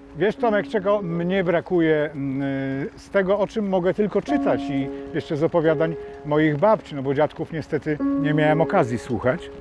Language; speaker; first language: Polish; native; Polish